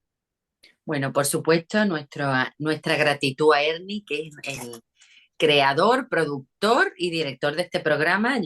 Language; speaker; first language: Spanish; native; Spanish